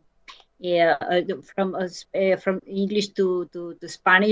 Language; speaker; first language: English; non-native, learner; Spanish